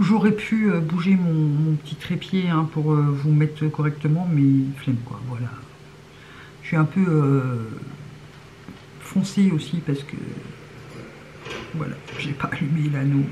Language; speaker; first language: French; native; French